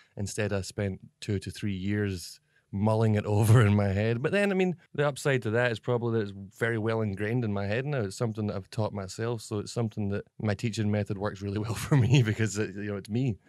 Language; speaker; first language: English; native; English